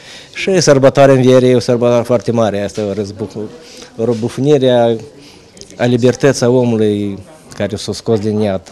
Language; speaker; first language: Romanian; native; Romanian